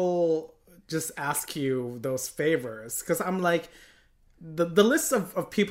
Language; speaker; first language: English; non-native, local second language; Filipino